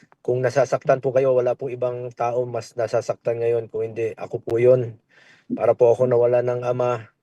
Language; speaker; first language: Filipino; non-native, local second language; Cebuano